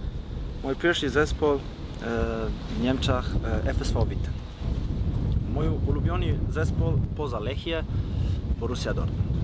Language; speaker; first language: Polish; non-native, learner; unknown